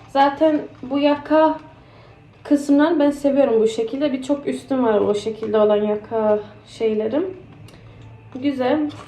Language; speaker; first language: Turkish; early bilingual, heritage; Turkish